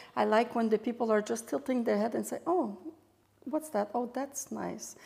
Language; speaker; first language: English; native; English